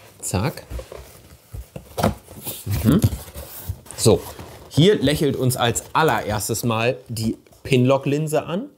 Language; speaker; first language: German; native; German